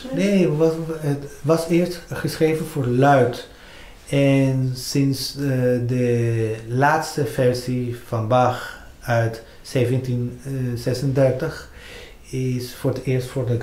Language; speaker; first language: Dutch; non-native, fluent; Spanish